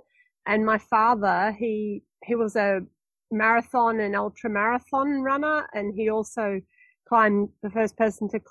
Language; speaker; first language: English; native; English